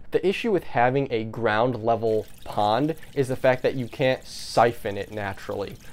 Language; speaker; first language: English; native; English